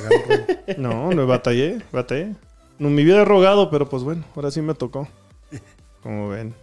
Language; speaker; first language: Spanish; early bilingual, heritage; Spanish